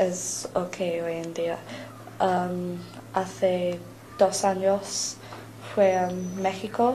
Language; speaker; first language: Spanish; non-native, learner; English